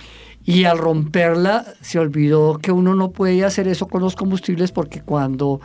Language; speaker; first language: Spanish; native; Spanish